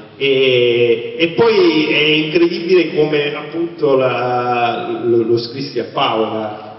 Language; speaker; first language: Italian; native; Italian